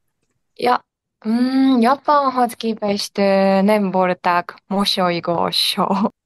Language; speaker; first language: Hungarian; non-native, fluent; Japanese